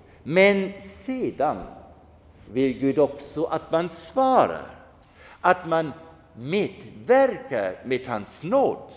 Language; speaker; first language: Swedish; non-native, fluent; German